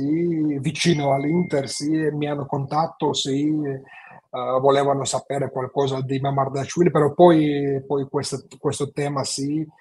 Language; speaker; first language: Italian; non-native, fluent; Georgian